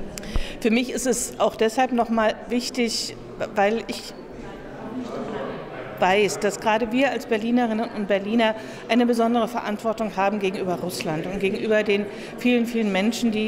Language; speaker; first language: German; native; German